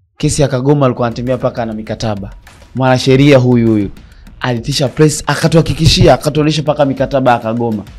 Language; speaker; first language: Swahili; native; Swahili